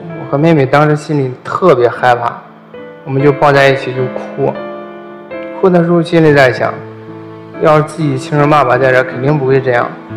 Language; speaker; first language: Chinese; native; Chinese